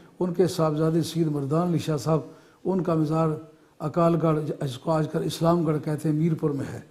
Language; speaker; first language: Urdu; non-native, local second language; Punjabi